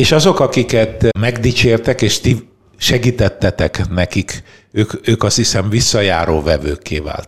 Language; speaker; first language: Hungarian; native; Hungarian